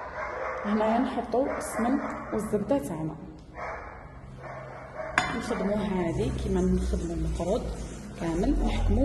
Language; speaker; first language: Arabic; native; Arabic